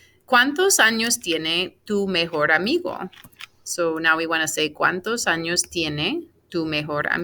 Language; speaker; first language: Spanish; non-native, fluent; English